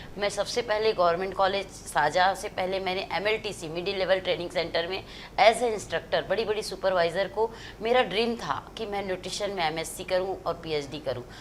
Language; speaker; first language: Hindi; native; Hindi